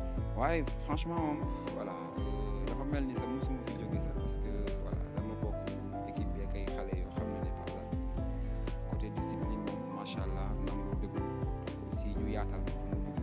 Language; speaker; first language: French; non-native, local second language; Wolof